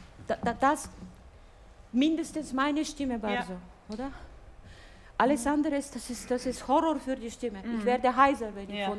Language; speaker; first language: German; non-native, fluent; Bulgarian